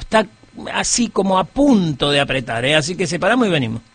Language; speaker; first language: Spanish; native; Spanish